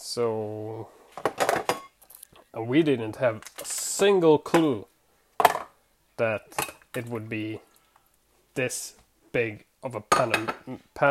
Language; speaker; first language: English; non-native, fluent; Swedish